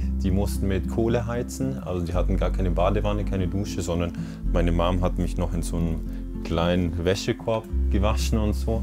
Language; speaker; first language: German; early bilingual, other home language; Polish